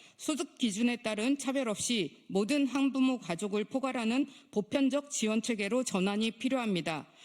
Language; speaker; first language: Korean; native; Korean